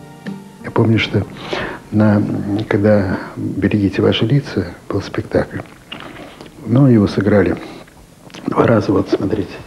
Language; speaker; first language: Russian; native; Russian